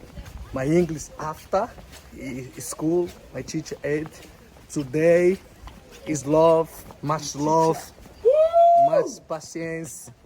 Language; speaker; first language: English; non-native, learner; Portuguese